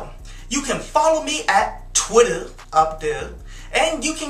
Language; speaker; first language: English; native; English